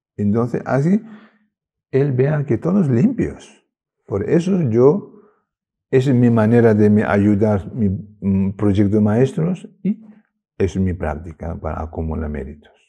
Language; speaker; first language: Spanish; non-native, learner; Tibetan